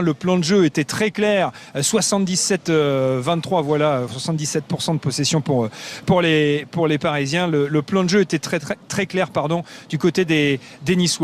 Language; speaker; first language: French; native; French